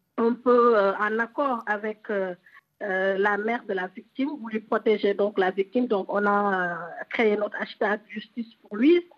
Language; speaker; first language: French; non-native, local second language; Wolof